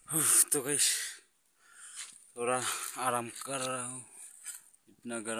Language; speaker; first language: Hindi; non-native, local second language; Garo